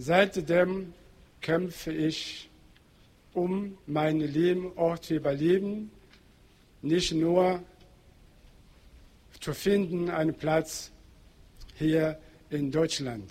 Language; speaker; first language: German; non-native, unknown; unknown